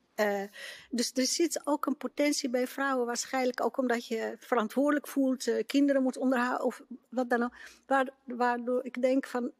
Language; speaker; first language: Dutch; non-native, fluent; Arabic